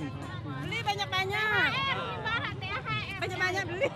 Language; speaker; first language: Indonesian; non-native, local second language; Sasak